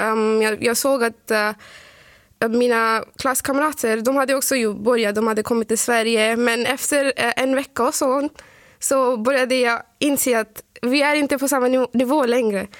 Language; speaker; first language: Swedish; non-native, fluent; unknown